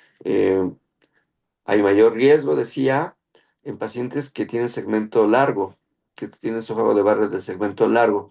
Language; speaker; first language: Spanish; native; Spanish